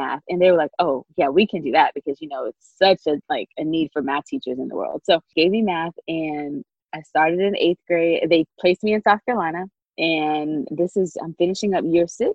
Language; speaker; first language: English; native; English